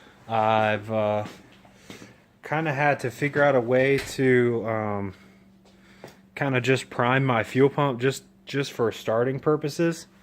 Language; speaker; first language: English; native; English